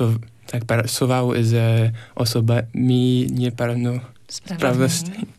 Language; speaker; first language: Polish; non-native, learner; French